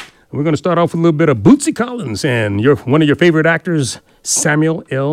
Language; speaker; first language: English; native; English